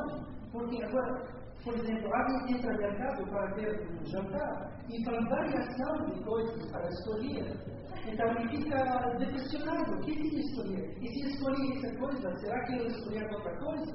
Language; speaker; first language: Portuguese; non-native, learner; Spanish